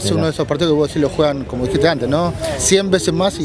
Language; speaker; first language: Spanish; native; Spanish